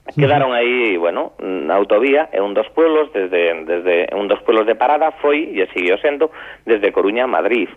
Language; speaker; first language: Galician; native; Galician